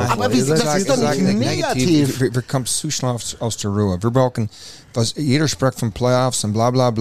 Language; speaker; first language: German; non-native, fluent; English